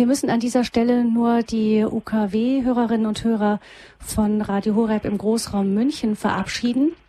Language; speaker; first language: German; native; German